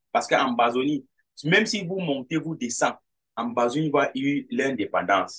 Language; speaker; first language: French; non-native, local second language; English